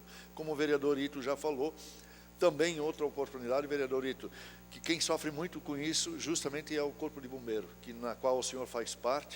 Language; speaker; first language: Portuguese; native; Portuguese